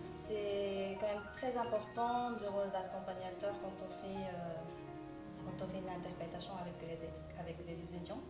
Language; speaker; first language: French; non-native, fluent; Japanese